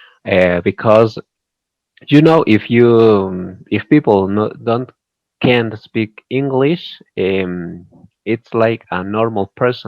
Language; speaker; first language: English; non-native, learner; Spanish